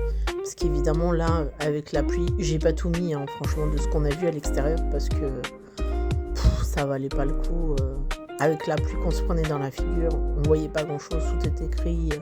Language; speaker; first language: French; native; French